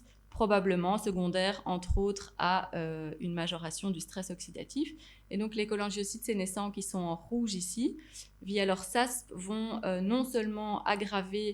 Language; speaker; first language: French; native; French